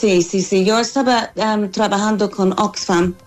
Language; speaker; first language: Spanish; non-native, fluent; English